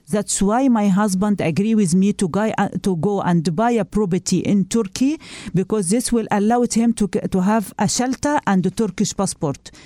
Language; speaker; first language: English; non-native, learner; Arabic